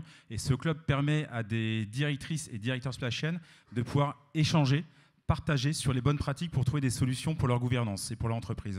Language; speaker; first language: French; native; French